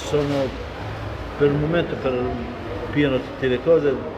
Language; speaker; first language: Italian; non-native, learner; Arabic